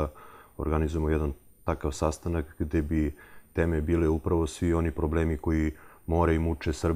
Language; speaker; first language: Serbian; native; Serbian